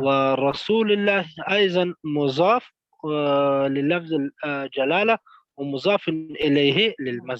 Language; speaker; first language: Arabic; non-native, learner; Pashto